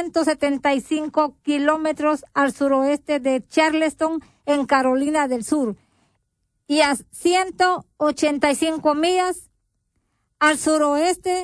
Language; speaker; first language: Spanish; native; Spanish